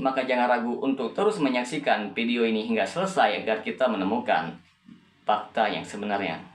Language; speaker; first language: Indonesian; native; Indonesian